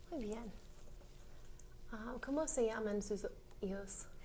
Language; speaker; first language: Spanish; non-native, learner; English